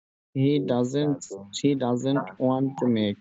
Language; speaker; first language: English; non-native, learner; Bangla